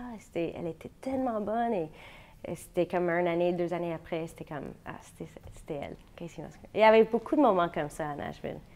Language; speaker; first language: French; non-native, fluent; English